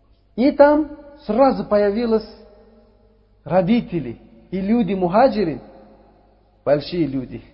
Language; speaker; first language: Russian; non-native, learner; Uzbek